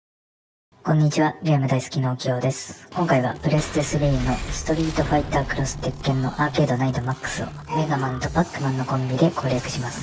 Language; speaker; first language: Japanese; native; Japanese